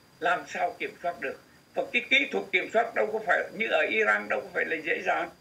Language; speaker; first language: Vietnamese; native; Vietnamese